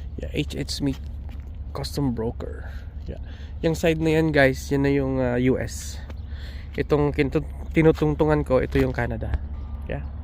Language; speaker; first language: Filipino; non-native, local second language; Bikol